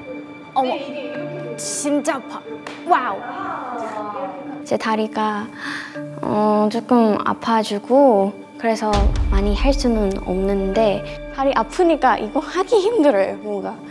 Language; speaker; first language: Korean; non-native, fluent; Thai